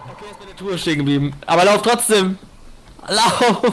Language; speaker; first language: German; native; German